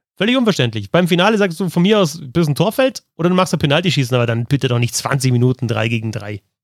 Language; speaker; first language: German; native; German